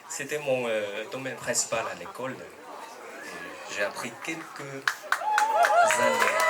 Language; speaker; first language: French; non-native, fluent; Chinese